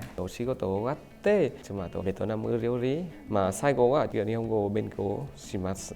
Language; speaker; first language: Japanese; non-native, fluent; Vietnamese